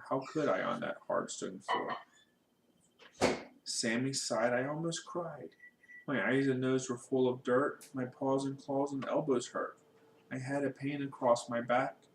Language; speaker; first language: English; native; English